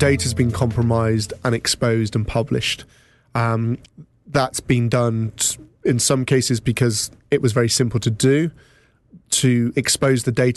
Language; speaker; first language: English; native; English